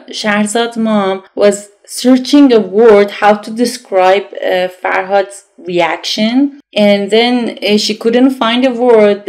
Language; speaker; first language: English; non-native, fluent; Persian